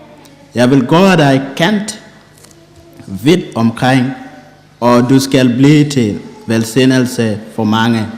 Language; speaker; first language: Danish; non-native, fluent; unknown